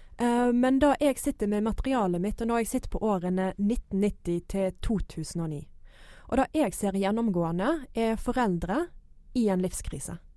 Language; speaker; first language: Norwegian; non-native, fluent; English